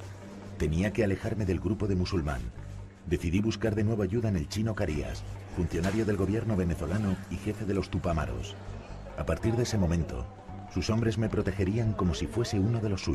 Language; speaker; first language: Spanish; native; Spanish